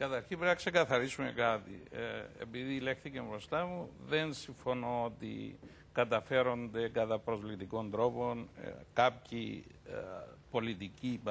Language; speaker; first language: Greek; native; Greek